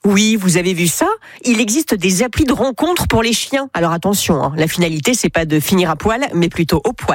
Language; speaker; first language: French; native; French